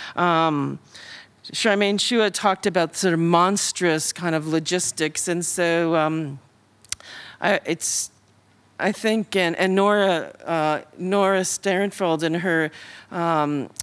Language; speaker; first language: English; native; English